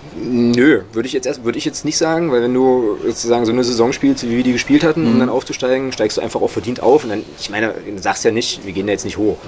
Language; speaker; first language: German; native; German